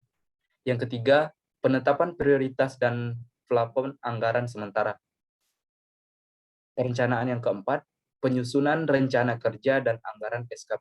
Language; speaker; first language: Indonesian; native; Indonesian